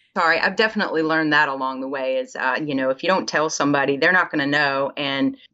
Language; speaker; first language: English; native; English